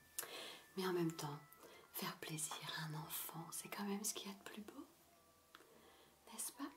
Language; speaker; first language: French; native; French